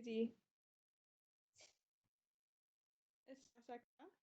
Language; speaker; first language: Spanish; non-native, learner; English